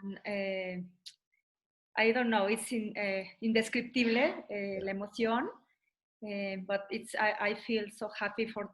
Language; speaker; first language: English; non-native, learner; Spanish